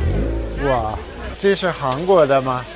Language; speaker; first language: Chinese; non-native, fluent; English